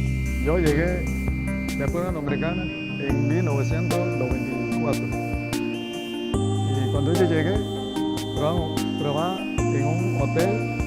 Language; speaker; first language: Spanish; non-native, learner; Chinese